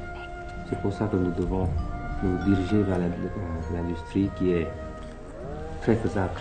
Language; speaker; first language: French; early bilingual, other home language; Thai